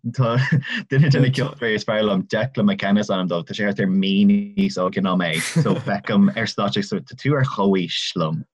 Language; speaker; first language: Irish; non-native, local second language; English